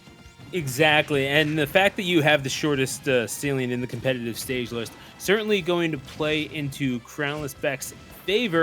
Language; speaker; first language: English; native; English